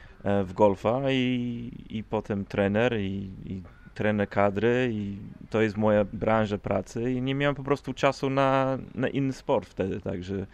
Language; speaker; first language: Polish; non-native, fluent; English